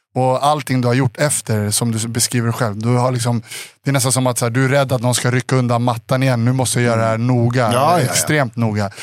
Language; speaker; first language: Swedish; native; Swedish